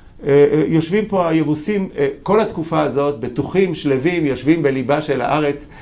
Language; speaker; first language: Hebrew; native; Hebrew